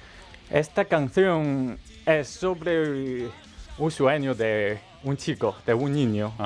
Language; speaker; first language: Spanish; non-native, learner; Chinese